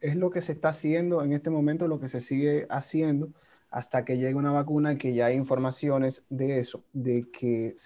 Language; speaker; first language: Spanish; native; Spanish